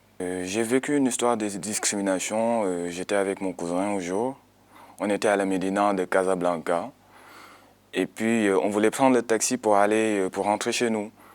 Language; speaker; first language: French; non-native, local second language; Wolof